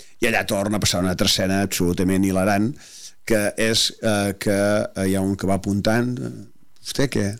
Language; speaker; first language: Catalan; native; Catalan